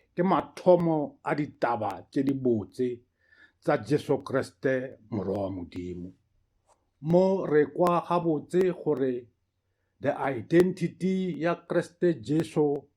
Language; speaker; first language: Northern Sotho; native; Northern Sotho